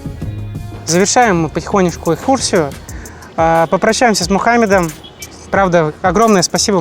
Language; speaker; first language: Russian; native; Russian